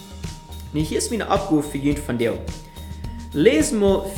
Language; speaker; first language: German; non-native, learner; Afrikaans